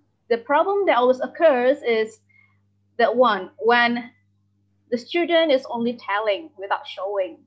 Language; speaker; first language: English; non-native, fluent; Indonesian